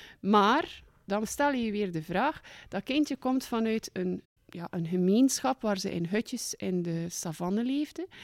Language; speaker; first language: Dutch; native; Dutch